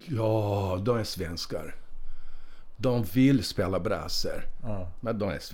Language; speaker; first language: Swedish; non-native, fluent; Portuguese